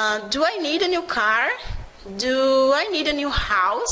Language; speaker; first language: English; non-native, fluent; Portuguese